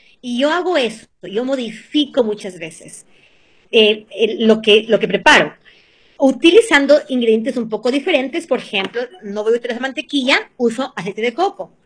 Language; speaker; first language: Spanish; early bilingual, heritage; Spanish